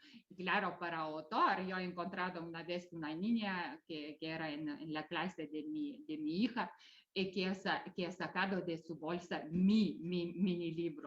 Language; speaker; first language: Spanish; non-native, fluent; Lithuanian